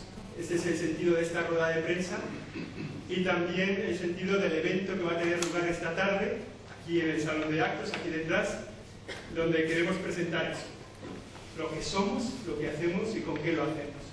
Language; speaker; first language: Spanish; native; Spanish